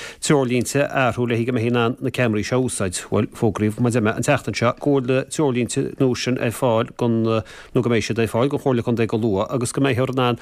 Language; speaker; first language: Irish; native; Irish